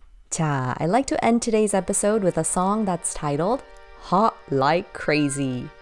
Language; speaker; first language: English; early bilingual, other home language; Korean